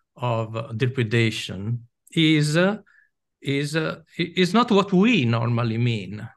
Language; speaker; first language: English; non-native, fluent; Italian